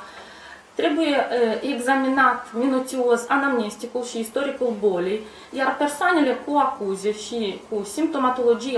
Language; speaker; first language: Romanian; native; Romanian